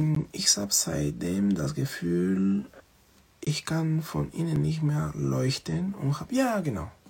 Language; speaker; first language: German; non-native, fluent; Spanish